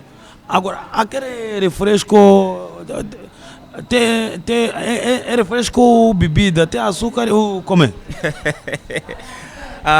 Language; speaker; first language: Portuguese; non-native, learner; Kinyarwanda